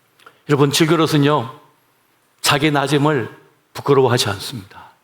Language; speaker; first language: Korean; native; Korean